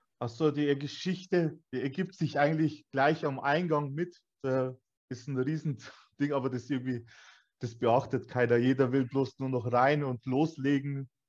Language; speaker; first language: German; early bilingual, other home language; Turkish